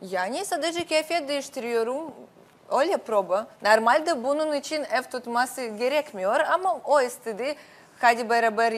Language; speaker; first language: Turkish; native; Turkish